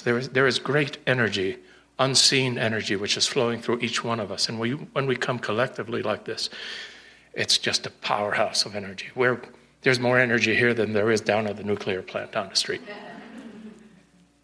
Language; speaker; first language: English; non-native, fluent; Spanish